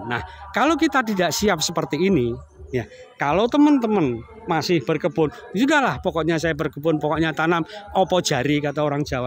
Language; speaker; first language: Indonesian; native; Indonesian